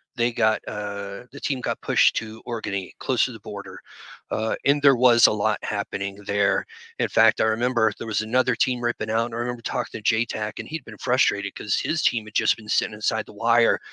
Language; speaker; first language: English; native; English